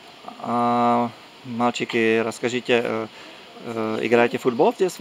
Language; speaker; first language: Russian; non-native, learner; Czech